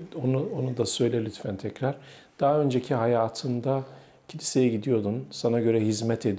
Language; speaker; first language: Turkish; native; Turkish